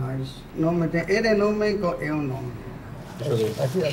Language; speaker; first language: Portuguese; non-native, learner; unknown